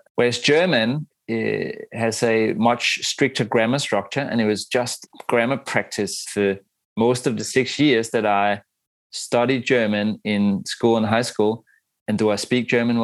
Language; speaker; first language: English; non-native, fluent; Danish